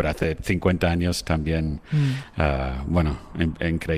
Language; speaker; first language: Spanish; non-native, fluent; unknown